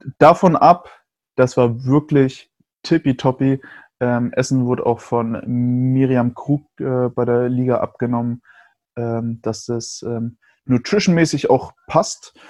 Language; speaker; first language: German; native; German